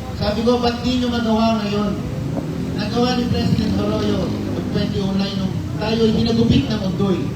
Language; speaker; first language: Filipino; native; Filipino